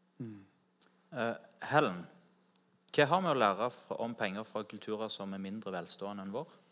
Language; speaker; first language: Norwegian; native; Norwegian